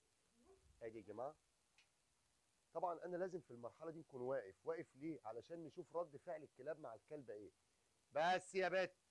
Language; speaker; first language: Arabic; native; Arabic